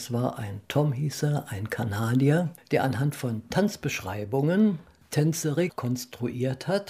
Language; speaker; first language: German; native; German